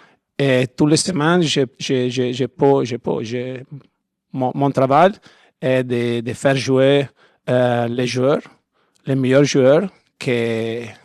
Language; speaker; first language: French; non-native, learner; Italian